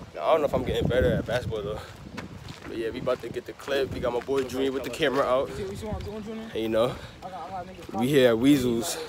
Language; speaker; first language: English; native; English